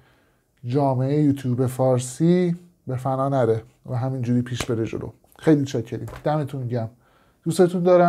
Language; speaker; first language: Persian; native; Persian